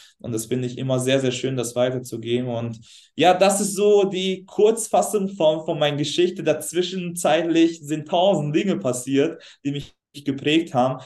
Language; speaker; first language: German; non-native, fluent; Hungarian